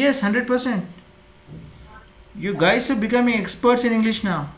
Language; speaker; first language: English; non-native, local second language; Hindi